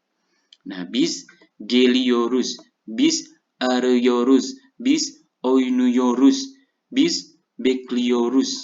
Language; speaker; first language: Turkish; non-native, fluent; Indonesian